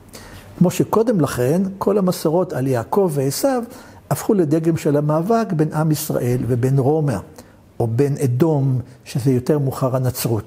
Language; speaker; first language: Hebrew; native; Hebrew